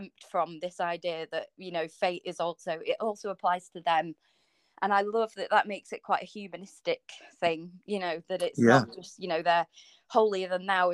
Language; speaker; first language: English; native; English